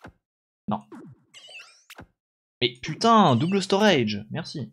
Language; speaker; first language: French; native; French